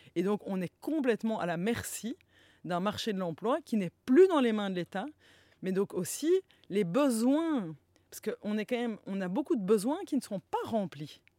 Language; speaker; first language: French; native; French